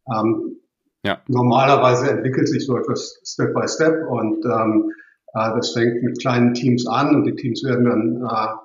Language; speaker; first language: German; native; German